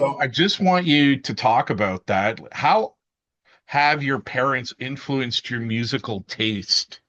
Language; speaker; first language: English; native; English